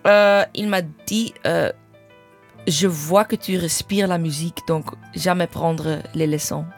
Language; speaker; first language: French; non-native, fluent; English